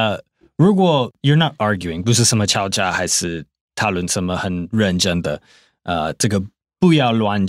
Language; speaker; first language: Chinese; non-native, fluent; English